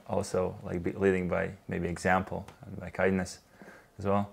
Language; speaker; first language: English; non-native, fluent; Latvian